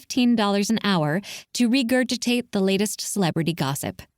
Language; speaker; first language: English; native; English